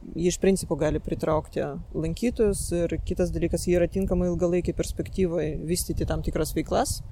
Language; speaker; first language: Lithuanian; non-native, local second language; Russian